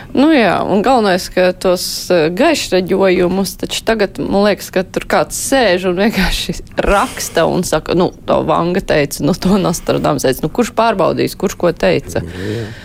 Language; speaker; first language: Latvian; native; Latvian